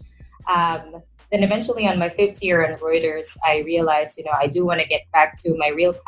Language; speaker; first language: English; non-native, local second language; Filipino